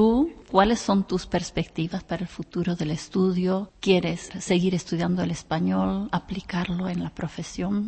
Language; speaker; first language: Spanish; non-native, fluent; Czech